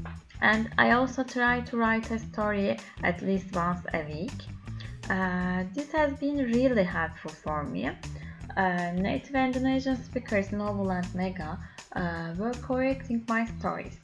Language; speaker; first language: English; non-native, learner; Turkish